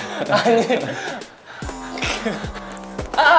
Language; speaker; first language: Korean; native; Korean